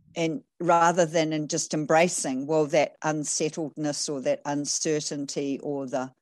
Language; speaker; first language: English; native; English